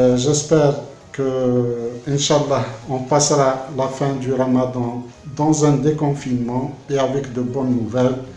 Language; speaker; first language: French; non-native, local second language; Arabic